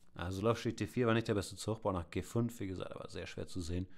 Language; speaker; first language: German; native; German